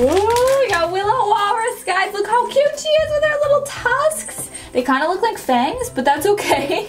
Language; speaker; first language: English; native; English